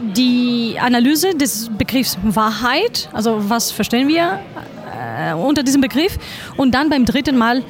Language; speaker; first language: German; non-native, fluent; Greek